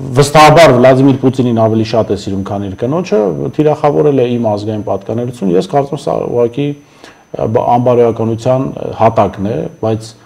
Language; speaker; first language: Armenian; non-native, local second language; Kurdish